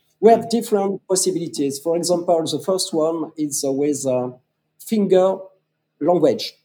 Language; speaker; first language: English; non-native, fluent; French